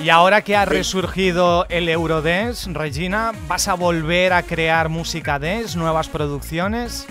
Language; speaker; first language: Spanish; native; Spanish